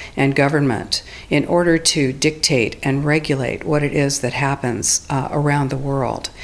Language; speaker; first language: English; native; English